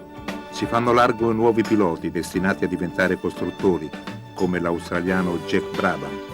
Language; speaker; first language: Italian; native; Italian